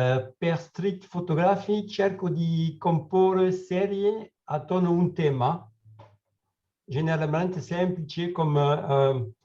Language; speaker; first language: Italian; non-native, learner; French